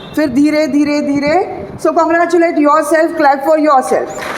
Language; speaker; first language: Hindi; non-native, local second language; Marathi